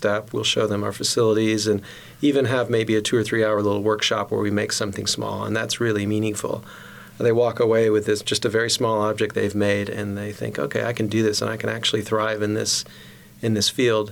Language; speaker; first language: English; native; English